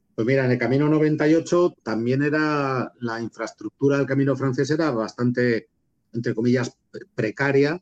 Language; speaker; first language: Spanish; native; Spanish